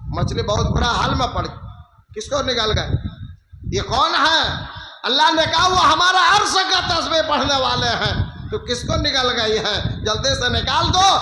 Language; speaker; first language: Urdu; non-native, local second language; Bangla